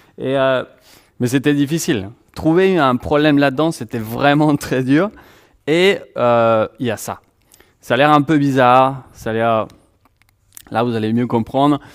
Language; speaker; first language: French; non-native, fluent; Spanish